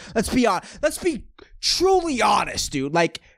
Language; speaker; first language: English; native; English